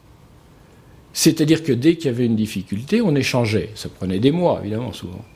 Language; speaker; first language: French; native; French